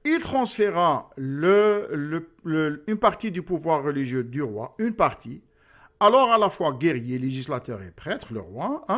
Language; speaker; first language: French; non-native, local second language; Arabic